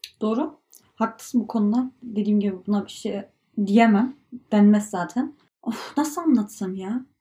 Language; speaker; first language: Turkish; early bilingual, heritage; Turkish